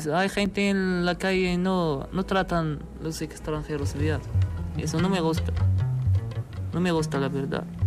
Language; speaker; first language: Spanish; non-native, learner; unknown